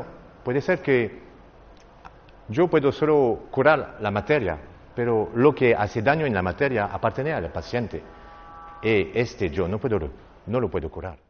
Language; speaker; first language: Spanish; non-native, learner; French